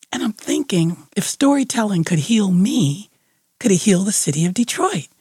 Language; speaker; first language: English; native; English